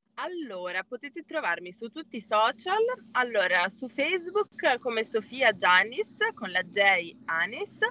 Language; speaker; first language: Italian; native; Italian